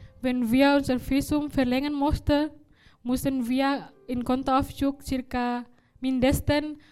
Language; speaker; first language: German; non-native, learner; Indonesian